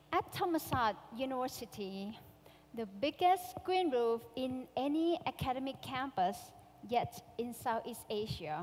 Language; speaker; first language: English; non-native, fluent; Thai